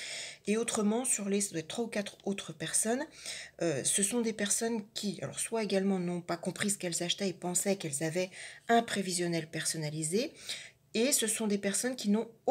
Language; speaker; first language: French; native; French